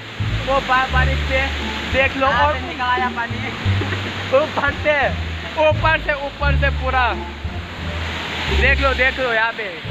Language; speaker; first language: Hindi; non-native, local second language; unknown